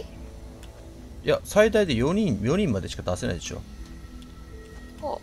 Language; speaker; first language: Japanese; native; Japanese